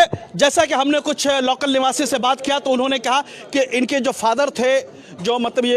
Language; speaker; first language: Hindi; native; Hindi